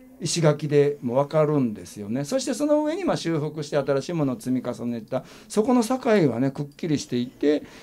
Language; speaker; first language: Japanese; native; Japanese